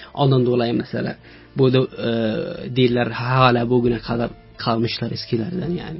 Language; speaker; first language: Turkish; non-native, fluent; Arabic